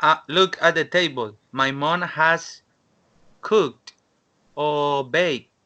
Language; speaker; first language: English; non-native, learner; Spanish